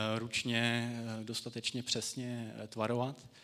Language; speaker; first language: Czech; native; Czech